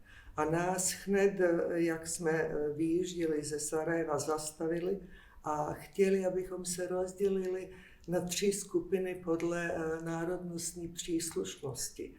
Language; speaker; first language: Czech; non-native, fluent; Bosnian